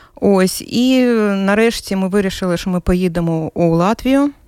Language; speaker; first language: Ukrainian; native; Ukrainian